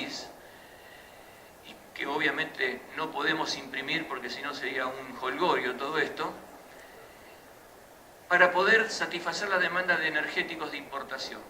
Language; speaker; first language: Spanish; native; Spanish